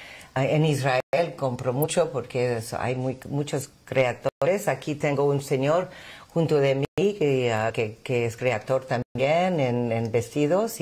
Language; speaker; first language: Spanish; non-native, fluent; English